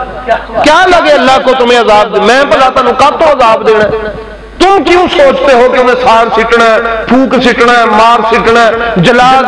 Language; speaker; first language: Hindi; non-native, local second language; Punjabi